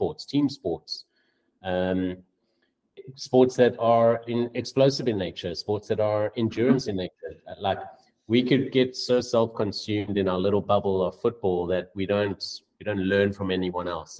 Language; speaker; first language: English; native; English